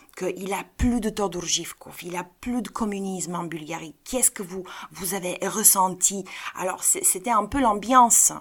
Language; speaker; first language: French; non-native, fluent; Bulgarian